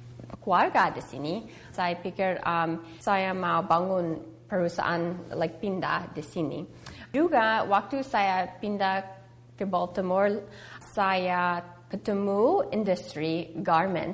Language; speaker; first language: Indonesian; early bilingual, heritage; English